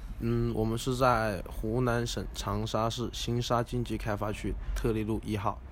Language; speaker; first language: Chinese; native; Chinese